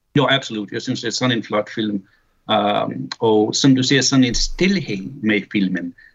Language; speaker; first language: Danish; early bilingual, heritage; Danish